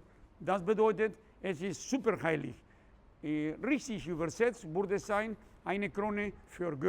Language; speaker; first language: German; non-native, fluent; Spanish